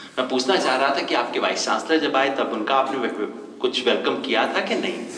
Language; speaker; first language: Hindi; native; Hindi